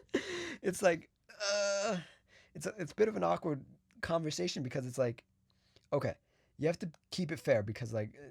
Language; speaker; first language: English; native; English